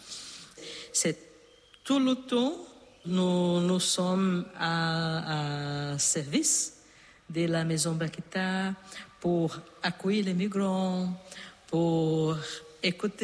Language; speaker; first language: French; non-native, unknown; Portuguese